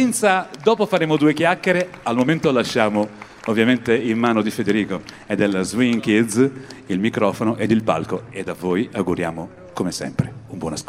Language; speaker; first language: Italian; native; Italian